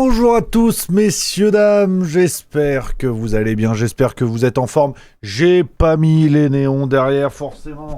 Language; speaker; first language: French; native; French